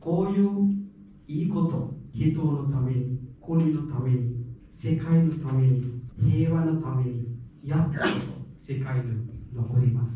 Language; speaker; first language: Japanese; non-native, learner; Sinhala